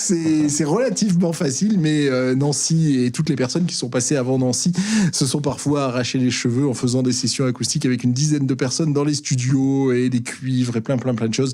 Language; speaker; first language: French; native; French